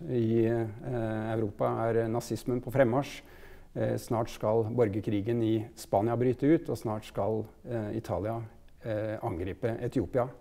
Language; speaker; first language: Norwegian; native; Norwegian